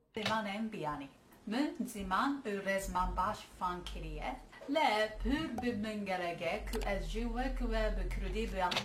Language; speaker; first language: Kurdish; non-native, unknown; Japanese